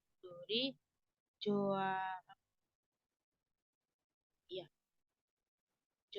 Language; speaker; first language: Korean; non-native, learner; Indonesian